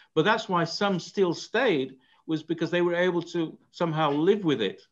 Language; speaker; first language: English; native; English